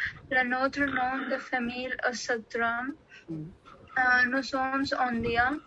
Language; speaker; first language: French; non-native, learner; Odia